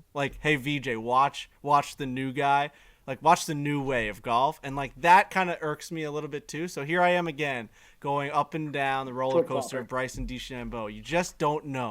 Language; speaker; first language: English; native; English